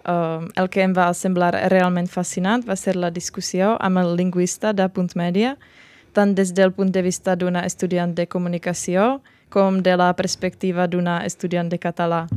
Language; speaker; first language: Catalan; non-native, learner; Czech